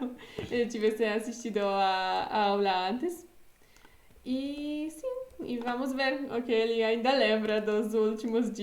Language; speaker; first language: Portuguese; non-native, fluent; Polish